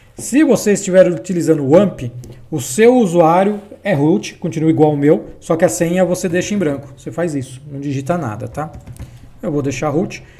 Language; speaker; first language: Portuguese; native; Portuguese